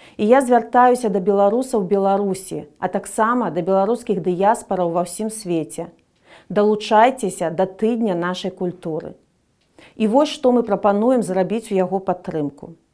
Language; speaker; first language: Belarusian; non-native, local second language; Russian